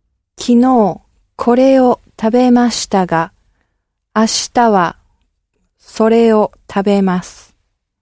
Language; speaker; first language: Japanese; non-native, learner; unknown